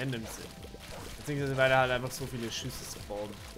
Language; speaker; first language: German; native; German